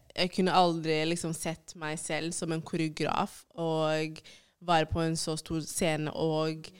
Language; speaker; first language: Norwegian; early bilingual, other home language; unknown